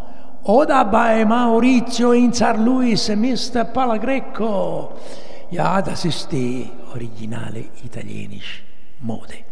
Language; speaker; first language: German; non-native, learner; Italian